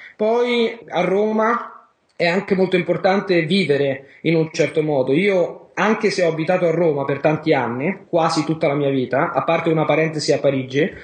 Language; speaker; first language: Italian; native; Italian